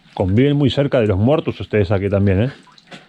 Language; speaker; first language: Spanish; native; Spanish